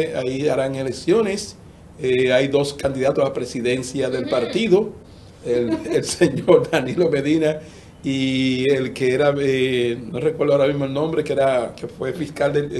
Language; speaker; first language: Spanish; native; Spanish